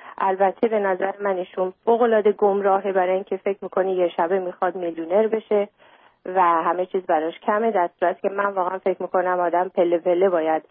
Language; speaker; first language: Persian; early bilingual, heritage; Persian